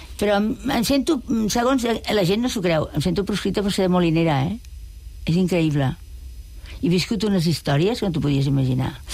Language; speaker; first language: Catalan; non-native, local second language; Spanish